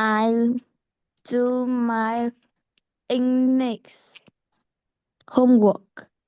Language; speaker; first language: English; non-native, learner; Vietnamese